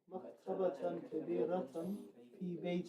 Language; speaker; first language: Arabic; non-native, learner; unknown